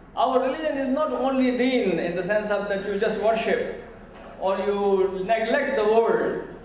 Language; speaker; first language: English; non-native, local second language; Urdu